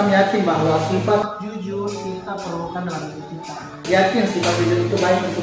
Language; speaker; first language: Indonesian; native; Indonesian